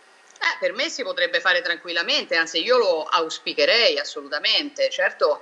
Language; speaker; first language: Italian; native; Italian